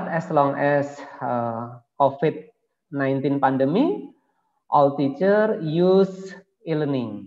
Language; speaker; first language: English; non-native, learner; Indonesian